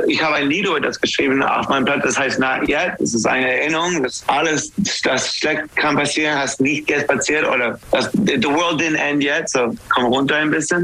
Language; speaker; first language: German; non-native, fluent; English